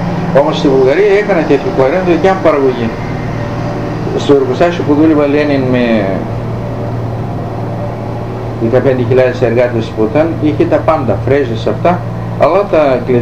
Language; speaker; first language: Greek; native; Greek